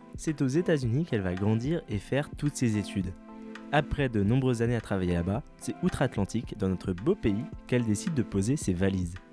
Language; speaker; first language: French; non-native, fluent; English